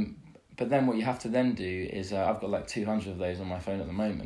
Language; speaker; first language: English; native; English